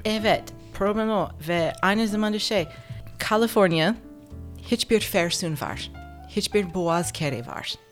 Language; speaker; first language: Turkish; non-native, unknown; English